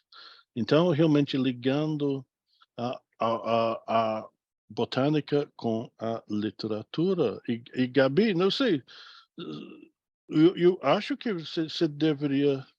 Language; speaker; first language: Portuguese; non-native, fluent; English